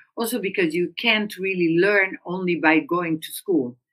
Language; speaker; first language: English; non-native, fluent; Italian